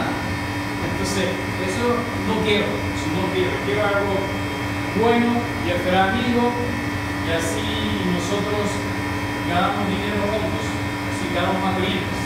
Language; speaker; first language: Spanish; non-native, learner; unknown